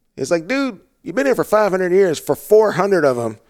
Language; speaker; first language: English; native; English